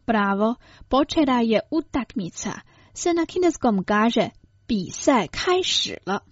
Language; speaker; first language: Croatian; non-native, fluent; Chinese